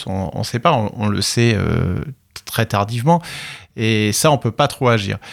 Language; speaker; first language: French; native; French